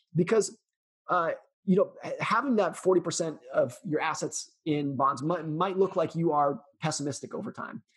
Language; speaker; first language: English; native; English